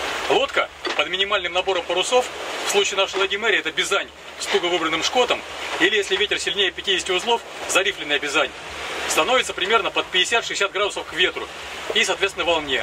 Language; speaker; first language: Russian; native; Russian